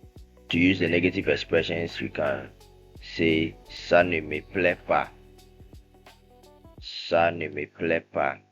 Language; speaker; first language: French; non-native, fluent; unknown